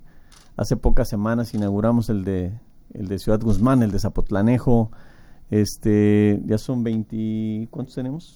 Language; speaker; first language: Spanish; native; Spanish